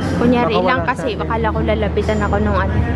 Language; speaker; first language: Filipino; native; Filipino